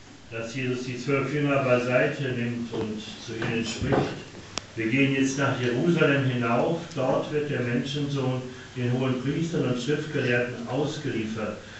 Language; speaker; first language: German; native; German